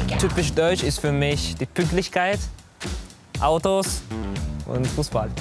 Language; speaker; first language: German; non-native, learner; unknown